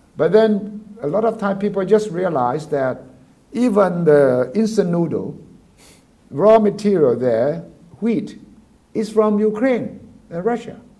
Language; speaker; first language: English; non-native, fluent; Thai